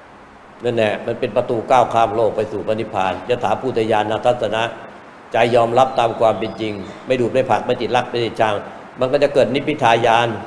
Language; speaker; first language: Thai; native; Thai